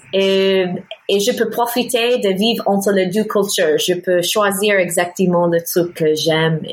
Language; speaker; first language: French; non-native, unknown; English